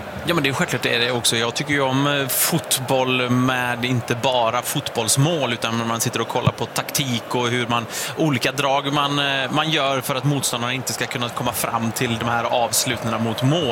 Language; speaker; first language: Swedish; native; Swedish